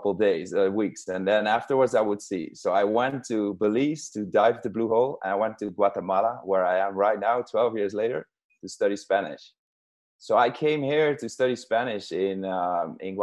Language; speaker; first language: English; non-native, fluent; Dutch